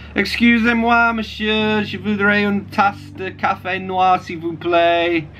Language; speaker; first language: French; non-native, learner; English